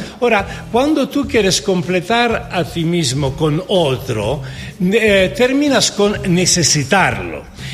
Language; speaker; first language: Spanish; non-native, fluent; Italian